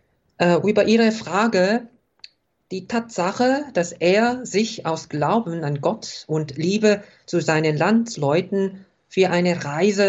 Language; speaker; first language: German; non-native, fluent; Korean